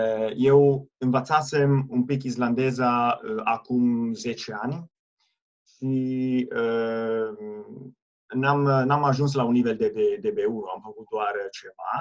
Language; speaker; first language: Romanian; non-native, fluent; Italian